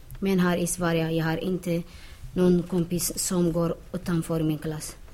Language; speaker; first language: Swedish; non-native, learner; Tigrinya